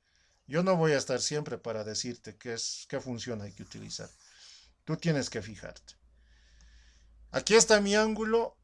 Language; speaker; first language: Spanish; native; Spanish